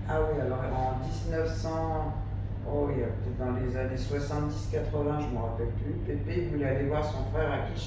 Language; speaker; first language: French; native; French